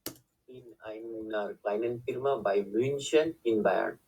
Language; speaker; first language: German; non-native, learner; Bangla